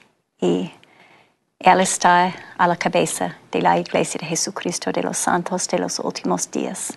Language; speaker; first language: Spanish; non-native, fluent; English